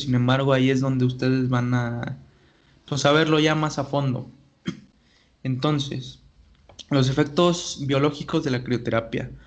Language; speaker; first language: Spanish; native; Spanish